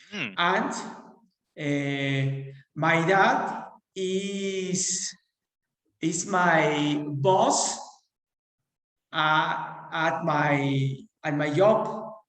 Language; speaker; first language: English; non-native, learner; Spanish